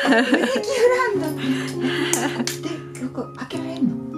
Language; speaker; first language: Japanese; native; Japanese